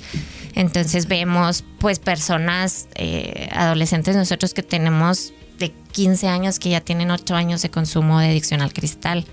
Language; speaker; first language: Spanish; native; Spanish